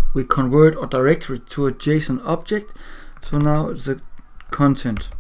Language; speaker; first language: English; non-native, learner; Danish